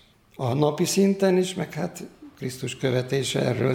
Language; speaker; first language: Hungarian; native; Hungarian